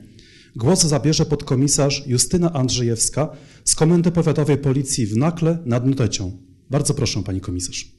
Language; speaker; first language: Polish; native; Polish